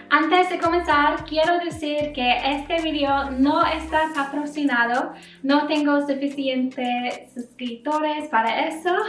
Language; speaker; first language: Spanish; non-native, learner; English